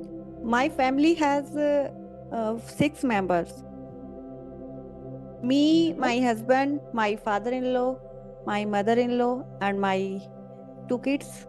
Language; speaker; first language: English; non-native, learner; Punjabi